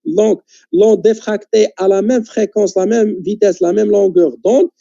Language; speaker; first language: French; non-native, local second language; Arabic